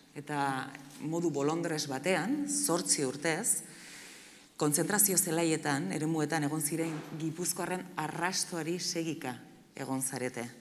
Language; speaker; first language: Basque; native; Basque